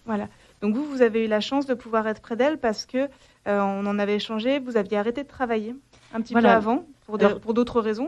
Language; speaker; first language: French; native; French